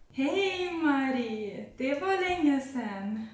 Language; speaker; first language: Swedish; non-native, fluent; Russian